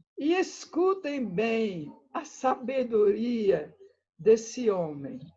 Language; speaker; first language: Portuguese; non-native, fluent; French